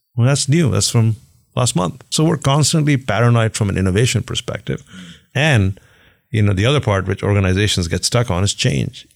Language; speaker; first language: English; non-native, local second language; Hindi